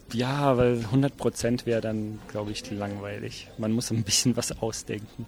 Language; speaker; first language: German; early bilingual, other home language; Russian